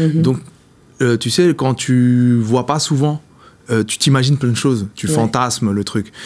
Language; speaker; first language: French; native; French